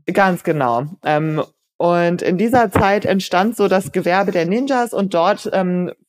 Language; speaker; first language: German; native; German